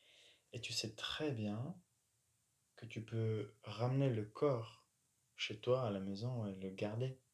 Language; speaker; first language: French; non-native, fluent; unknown